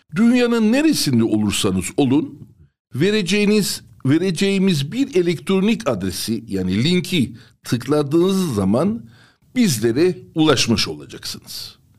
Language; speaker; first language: Turkish; non-native, local second language; Armenian